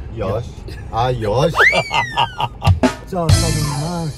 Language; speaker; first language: Thai; non-native, learner; Korean